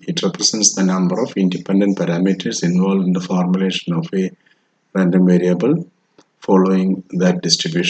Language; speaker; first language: English; non-native, local second language; Malayalam